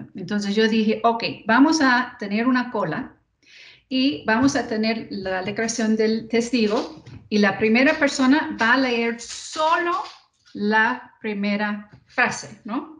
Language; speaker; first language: Spanish; non-native, fluent; English